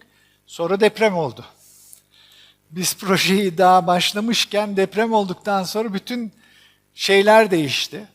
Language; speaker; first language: Turkish; native; Turkish